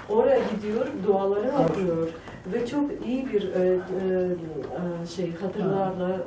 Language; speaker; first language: Turkish; non-native, fluent; Tajik